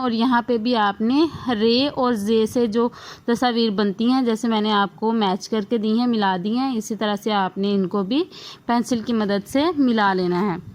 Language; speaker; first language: Urdu; non-native, local second language; Punjabi